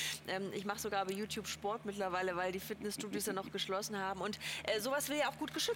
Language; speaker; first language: German; native; German